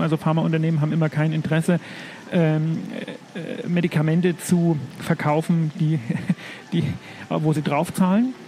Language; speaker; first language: German; native; German